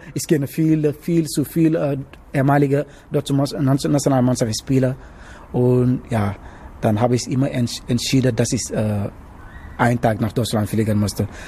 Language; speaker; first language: German; non-native, learner; Wolof